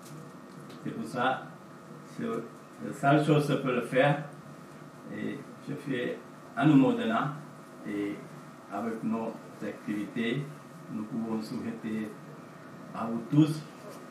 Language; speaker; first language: French; non-native, fluent; Sinhala